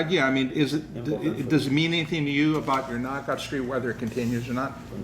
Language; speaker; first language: English; native; English